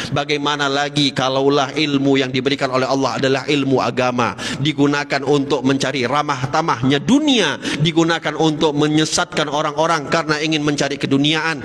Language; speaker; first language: Malay; native; Malay